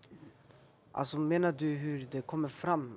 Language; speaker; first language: Swedish; early bilingual, other home language; Albanian